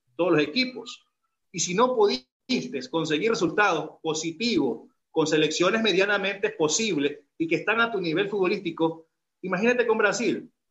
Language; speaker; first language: Spanish; native; Spanish